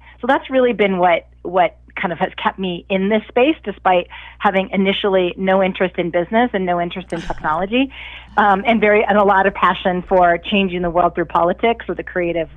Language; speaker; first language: English; native; English